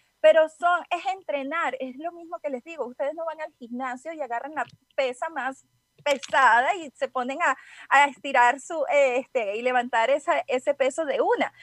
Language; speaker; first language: Spanish; native; Spanish